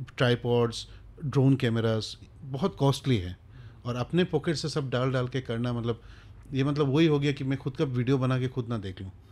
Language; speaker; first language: Hindi; non-native, local second language; Bangla